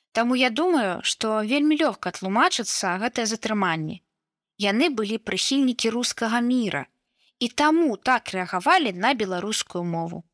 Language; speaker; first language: Belarusian; native; Belarusian